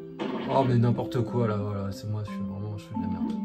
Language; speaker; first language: French; native; French